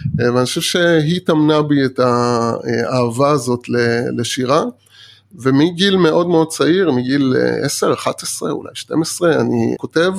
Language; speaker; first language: Hebrew; early bilingual, other home language; Persian